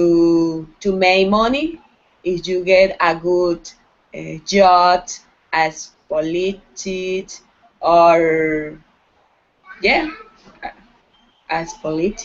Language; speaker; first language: English; non-native, learner; Spanish